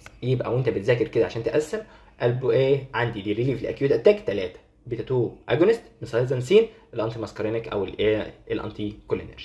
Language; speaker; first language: Arabic; native; Arabic